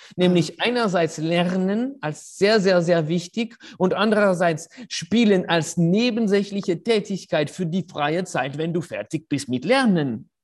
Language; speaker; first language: German; non-native, fluent; French